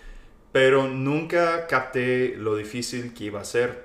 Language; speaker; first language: Spanish; non-native, fluent; English